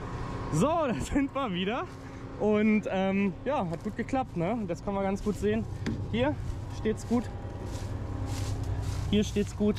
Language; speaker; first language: German; native; German